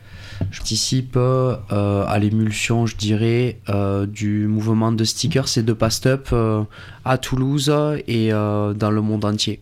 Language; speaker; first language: French; native; French